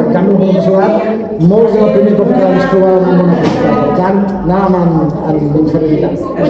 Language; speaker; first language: Catalan; native; Catalan